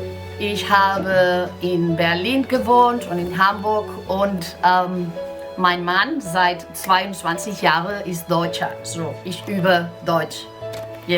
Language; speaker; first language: German; non-native, fluent; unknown